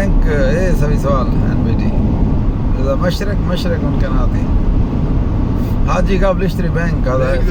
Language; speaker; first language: Arabic; non-native, learner; Urdu